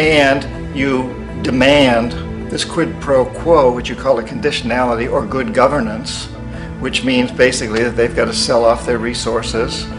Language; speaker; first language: English; native; English